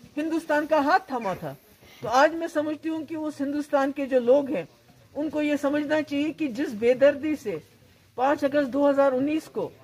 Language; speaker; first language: Urdu; non-native, local second language; Kashmiri